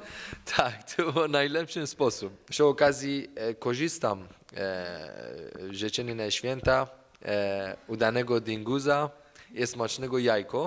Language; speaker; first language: Polish; non-native, learner; Persian